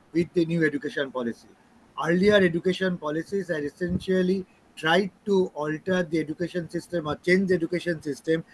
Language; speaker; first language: English; non-native, local second language; Bangla